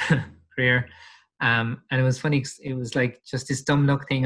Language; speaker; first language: English; native; English